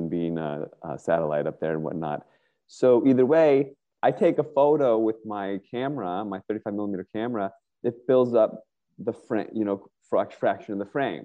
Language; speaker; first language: English; native; English